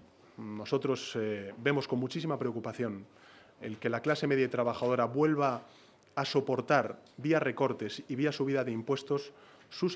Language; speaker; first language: Spanish; native; Spanish